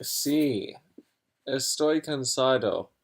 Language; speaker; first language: Spanish; non-native, learner; English